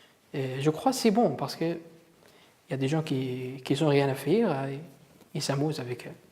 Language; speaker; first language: French; non-native, learner; Arabic